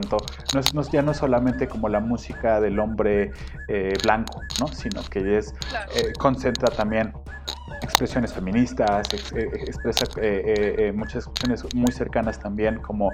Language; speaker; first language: Spanish; native; Spanish